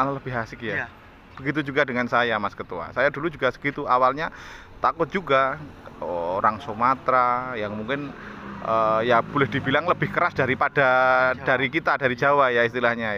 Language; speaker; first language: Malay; non-native, local second language; Javanese